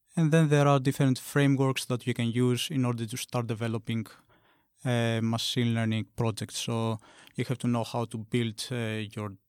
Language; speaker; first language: English; non-native, fluent; Greek